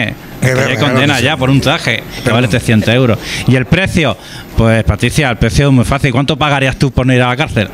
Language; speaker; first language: Spanish; native; Spanish